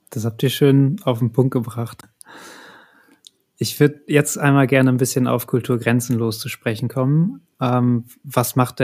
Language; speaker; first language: German; native; German